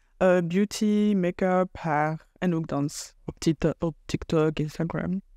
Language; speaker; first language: Dutch; non-native, local second language; French